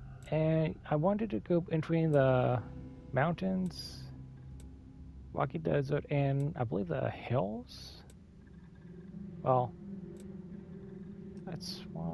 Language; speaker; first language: English; native; English